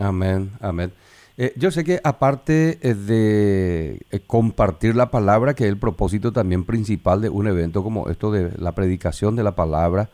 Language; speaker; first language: Spanish; native; Spanish